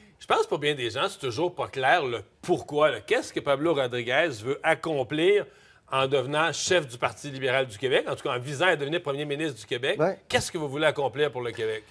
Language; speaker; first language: French; native; French